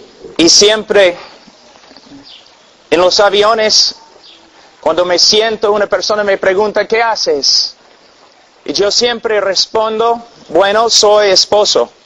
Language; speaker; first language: Spanish; non-native, fluent; English